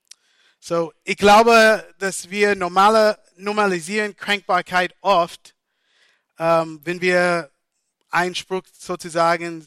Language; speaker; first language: German; non-native, fluent; English